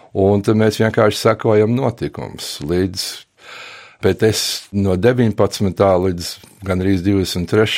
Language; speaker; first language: Latvian; early bilingual, heritage; Latvian